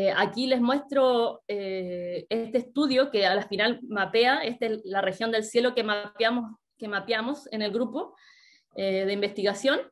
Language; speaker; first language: Spanish; native; Spanish